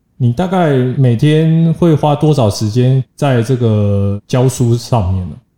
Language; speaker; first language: Chinese; native; Chinese